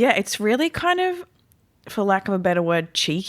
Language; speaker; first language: English; native; English